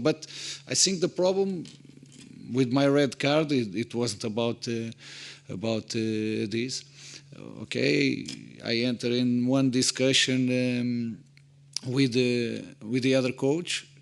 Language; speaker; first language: English; non-native, fluent; Portuguese